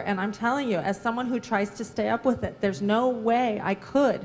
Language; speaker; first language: English; native; English